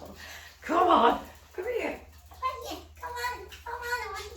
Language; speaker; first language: English; native; English